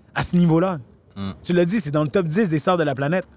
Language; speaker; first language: French; native; French